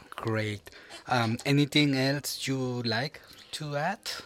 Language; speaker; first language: English; non-native, learner; Spanish